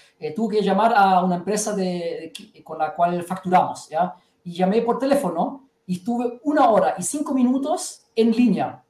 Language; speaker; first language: Spanish; early bilingual, heritage; Spanish